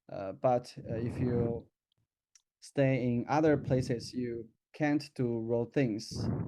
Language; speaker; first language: English; non-native, learner; Chinese